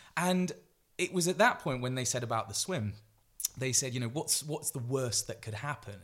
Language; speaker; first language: English; native; English